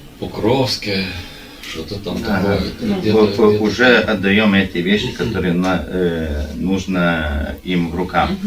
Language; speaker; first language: Russian; non-native, learner; Lithuanian